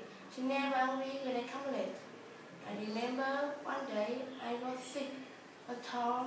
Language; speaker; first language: English; non-native, learner; Vietnamese